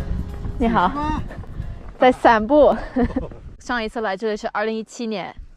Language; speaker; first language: Chinese; non-native, fluent; English